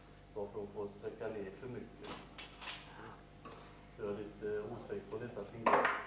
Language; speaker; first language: Swedish; native; Swedish